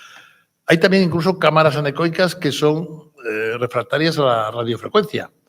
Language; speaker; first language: Spanish; native; Spanish